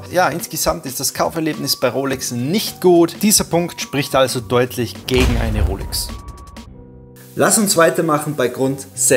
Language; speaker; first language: German; native; German